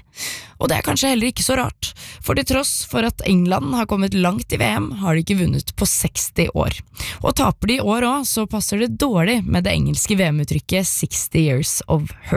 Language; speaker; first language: Norwegian; native; Norwegian